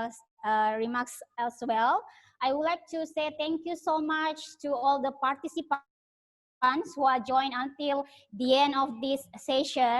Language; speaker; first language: English; non-native, learner; Indonesian